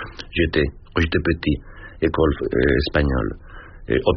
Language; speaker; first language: French; non-native, fluent; Spanish